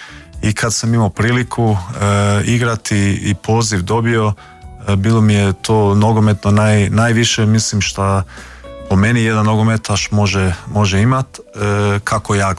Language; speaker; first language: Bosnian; early bilingual, heritage; Croatian